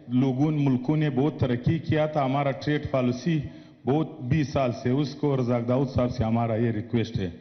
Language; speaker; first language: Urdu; non-native, local second language; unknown